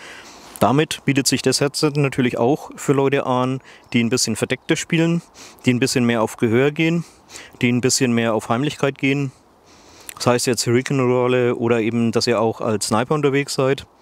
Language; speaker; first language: German; native; German